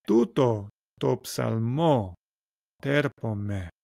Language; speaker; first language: Greek; non-native, learner; English